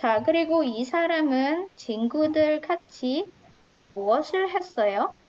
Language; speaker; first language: Korean; non-native, fluent; Indonesian